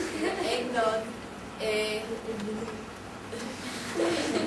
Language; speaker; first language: French; non-native, learner; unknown